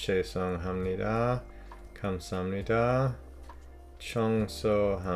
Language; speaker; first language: Korean; non-native, learner; English